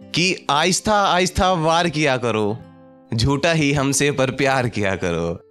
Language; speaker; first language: Hindi; native; Hindi